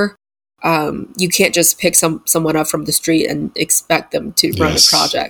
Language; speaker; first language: English; non-native, fluent; Chinese